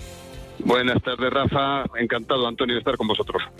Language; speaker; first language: Spanish; native; Spanish